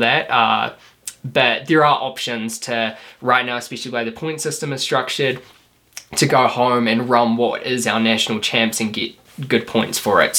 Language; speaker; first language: English; native; English